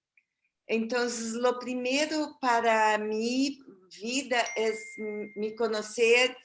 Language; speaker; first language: Spanish; non-native, fluent; Portuguese